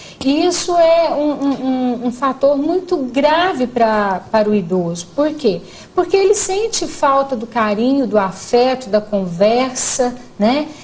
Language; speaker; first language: Portuguese; native; Portuguese